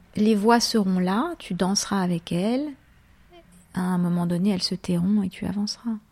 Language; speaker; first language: French; native; French